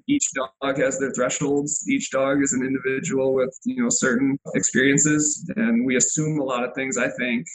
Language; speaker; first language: English; native; English